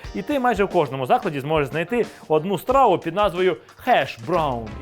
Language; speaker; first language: Ukrainian; native; Ukrainian